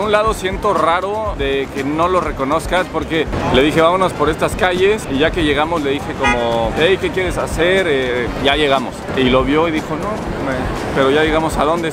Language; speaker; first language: Spanish; native; Spanish